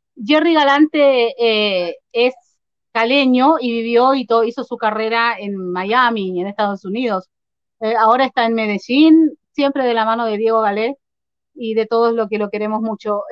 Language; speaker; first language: Spanish; native; Spanish